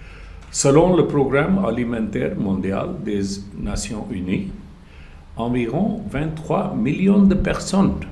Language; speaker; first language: French; non-native, fluent; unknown